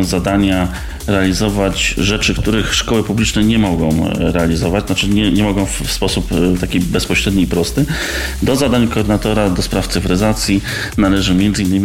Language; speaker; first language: Polish; native; Polish